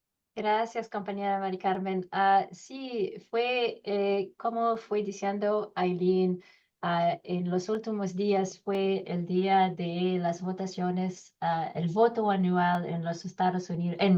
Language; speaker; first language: Spanish; non-native, learner; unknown